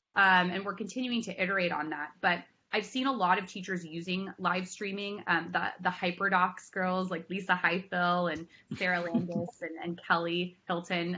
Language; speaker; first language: English; native; English